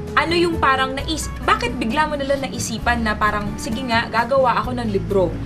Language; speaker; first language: Filipino; non-native, local second language; Iloko